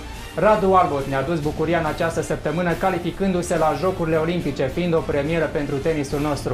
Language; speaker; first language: Romanian; native; Romanian